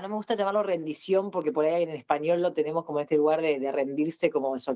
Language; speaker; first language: Spanish; native; Spanish